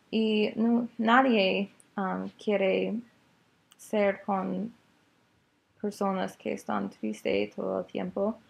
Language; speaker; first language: Spanish; non-native, learner; English